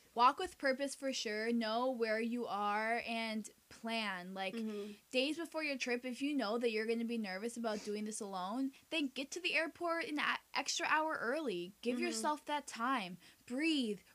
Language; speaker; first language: English; early bilingual, other home language; Spanish